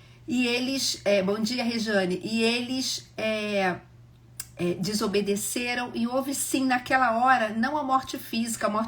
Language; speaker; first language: Portuguese; native; Portuguese